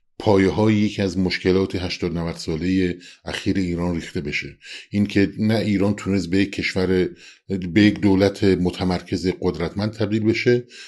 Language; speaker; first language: Persian; non-native, local second language; Central Kurdish